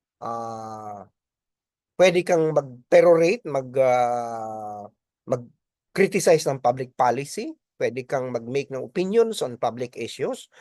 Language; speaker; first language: Filipino; non-native, local second language; Bikol